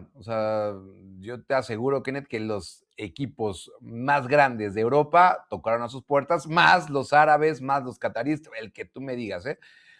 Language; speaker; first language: Spanish; native; Spanish